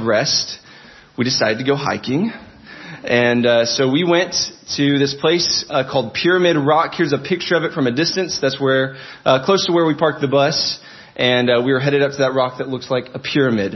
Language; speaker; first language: English; native; English